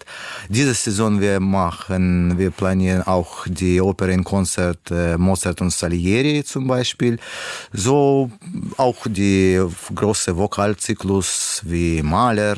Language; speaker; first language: German; non-native, learner; Russian